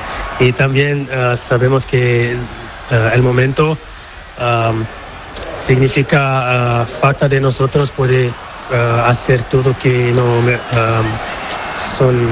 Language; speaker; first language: Spanish; non-native, learner; Portuguese